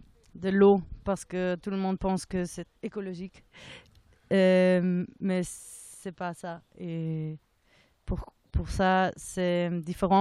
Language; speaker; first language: French; non-native, fluent; German